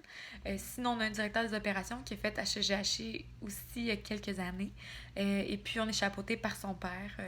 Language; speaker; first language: French; native; French